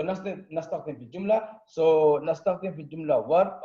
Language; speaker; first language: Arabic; non-native, fluent; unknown